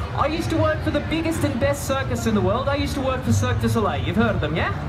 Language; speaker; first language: English; native; English